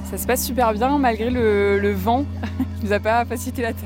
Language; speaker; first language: French; native; French